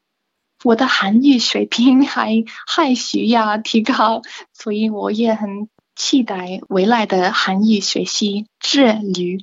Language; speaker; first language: Chinese; non-native, learner; English